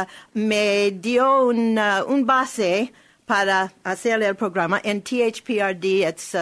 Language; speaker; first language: Spanish; non-native, learner; English